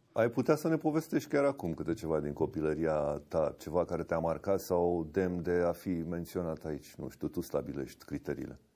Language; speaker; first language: Romanian; native; Romanian